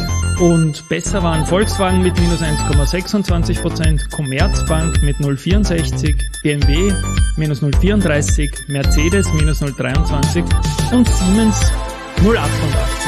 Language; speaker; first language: German; native; German